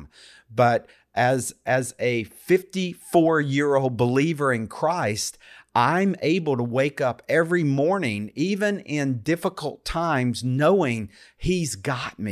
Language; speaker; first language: English; native; English